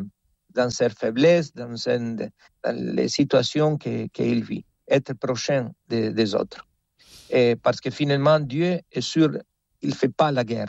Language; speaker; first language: French; non-native, fluent; Spanish